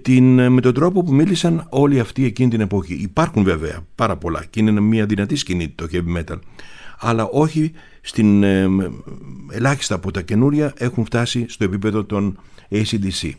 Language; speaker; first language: Greek; native; Greek